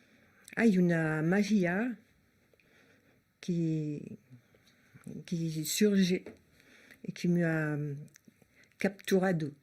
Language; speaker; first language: Spanish; non-native, learner; French